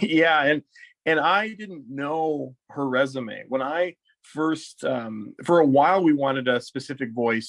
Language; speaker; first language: English; native; English